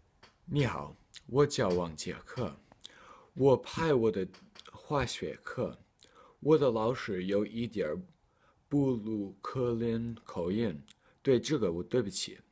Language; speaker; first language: Chinese; non-native, learner; English